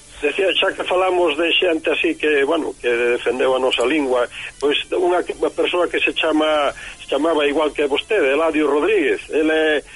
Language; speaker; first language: Galician; native; Galician